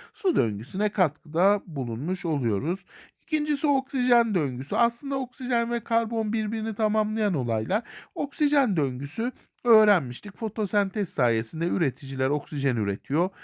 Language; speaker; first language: Turkish; native; Turkish